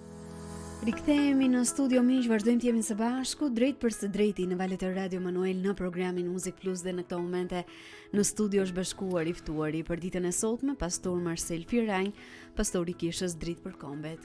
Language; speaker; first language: Albanian; native; Albanian